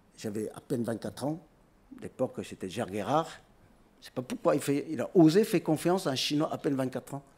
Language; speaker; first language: French; non-native, fluent; Chinese